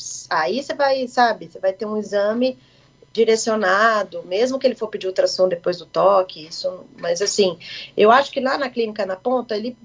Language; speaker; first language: Portuguese; native; Portuguese